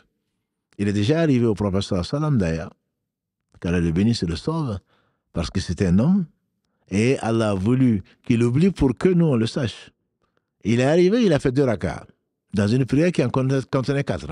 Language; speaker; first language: French; native; French